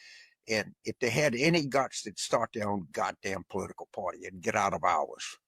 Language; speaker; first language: English; native; English